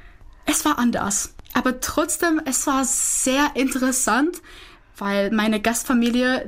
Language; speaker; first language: German; non-native, fluent; Czech